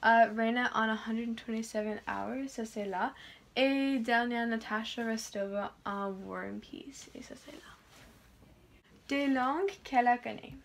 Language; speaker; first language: French; non-native, learner; English